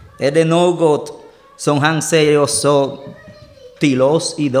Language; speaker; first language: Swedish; non-native, learner; Spanish